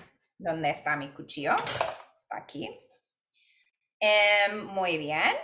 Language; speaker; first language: Spanish; non-native, fluent; English